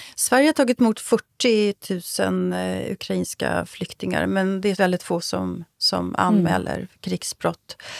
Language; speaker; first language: Swedish; native; Swedish